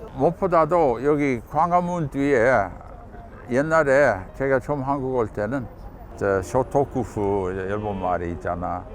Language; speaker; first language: Korean; non-native, fluent; English